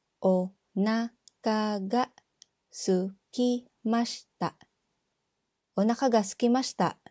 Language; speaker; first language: Japanese; non-native, fluent; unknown